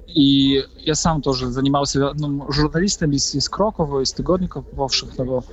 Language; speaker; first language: Russian; non-native, fluent; Polish